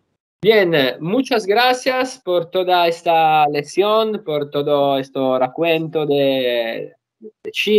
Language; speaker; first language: Spanish; non-native, learner; Italian